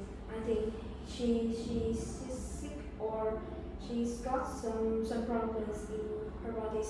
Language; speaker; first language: English; non-native, learner; Vietnamese